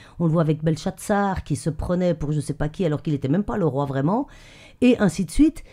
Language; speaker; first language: French; native; French